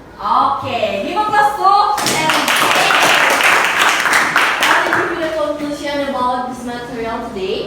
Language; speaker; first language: English; non-native, learner; Indonesian